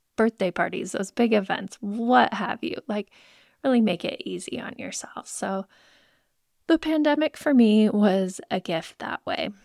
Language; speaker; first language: English; native; English